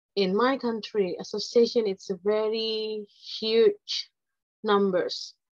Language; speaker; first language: English; non-native, fluent; Indonesian